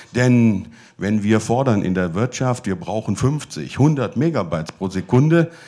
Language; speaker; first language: German; native; German